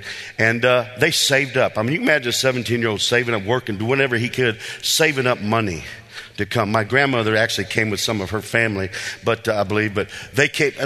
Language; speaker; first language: English; native; English